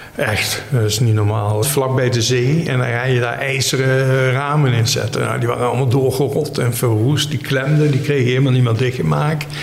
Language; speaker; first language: Dutch; native; Dutch